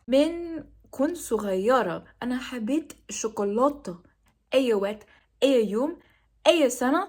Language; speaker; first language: Arabic; non-native, learner; English